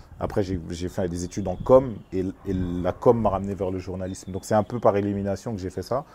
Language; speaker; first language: French; early bilingual, other home language; Lingala